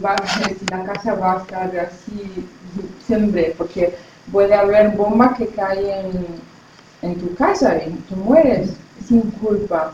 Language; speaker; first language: Spanish; non-native, fluent; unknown